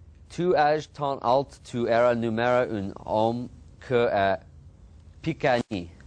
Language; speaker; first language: Portuguese; non-native, learner; English